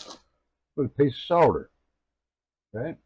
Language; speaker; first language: English; native; English